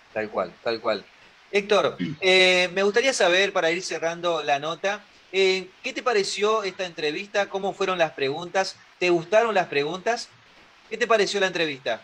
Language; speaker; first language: Spanish; native; Spanish